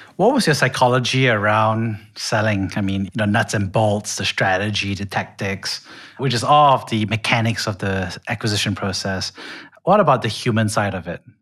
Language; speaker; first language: English; native; English